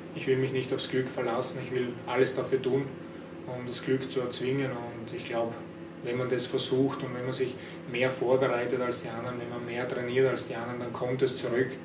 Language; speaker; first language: German; early bilingual, other home language; Croatian